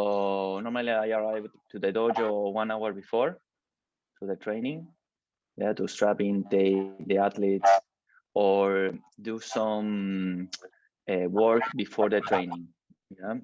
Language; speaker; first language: English; non-native, learner; Spanish